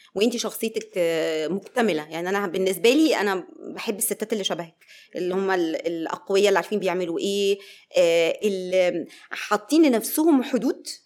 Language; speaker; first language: Arabic; native; Arabic